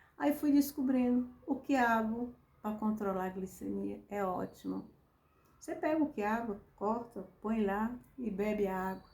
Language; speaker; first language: Portuguese; native; Portuguese